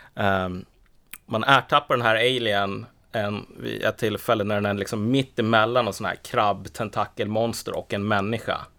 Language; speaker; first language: Swedish; native; Swedish